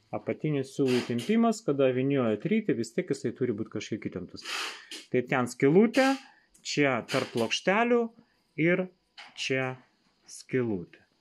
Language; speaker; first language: Lithuanian; non-native, local second language; Russian